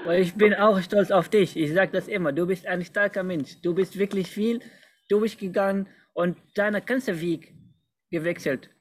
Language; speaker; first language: German; non-native, fluent; Arabic